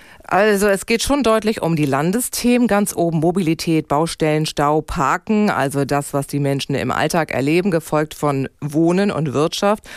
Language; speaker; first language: German; native; German